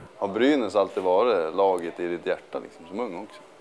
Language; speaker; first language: Swedish; native; Swedish